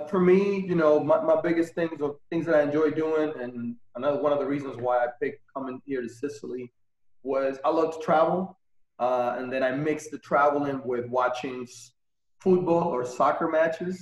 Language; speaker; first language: English; non-native, fluent; Spanish